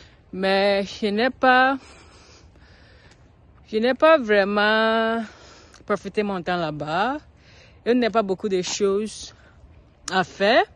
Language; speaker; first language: French; non-native, learner; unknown